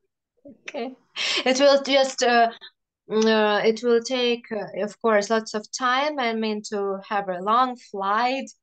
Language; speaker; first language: English; non-native, fluent; Russian